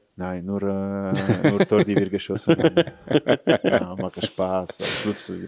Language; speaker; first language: German; non-native, fluent; Italian